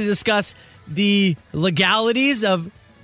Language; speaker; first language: English; native; English